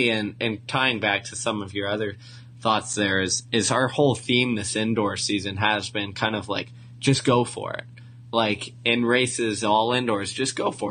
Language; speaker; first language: English; native; English